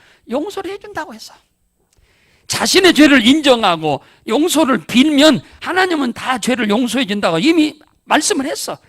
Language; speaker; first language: Korean; native; Korean